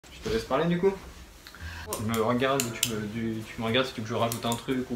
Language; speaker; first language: French; native; French